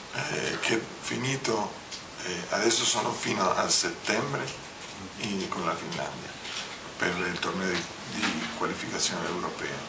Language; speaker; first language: Italian; non-native, fluent; Spanish